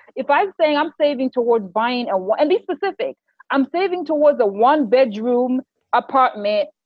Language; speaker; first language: English; non-native, local second language; Shona